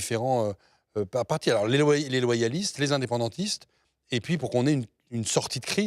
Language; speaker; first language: French; native; French